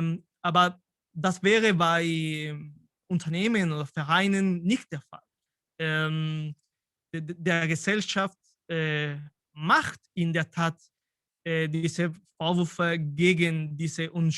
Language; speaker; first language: German; non-native, fluent; Spanish